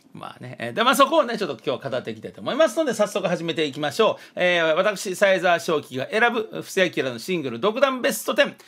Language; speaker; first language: Japanese; native; Japanese